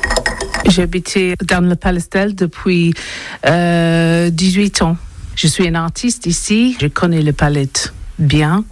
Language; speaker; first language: French; non-native, learner; English